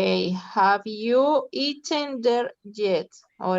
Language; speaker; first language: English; non-native, learner; Spanish